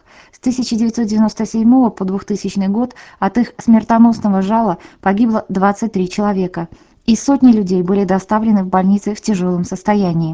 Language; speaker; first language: Russian; native; Russian